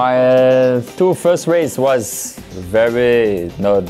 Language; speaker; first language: English; non-native, learner; French